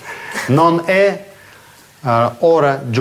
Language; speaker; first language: Italian; non-native, fluent; Russian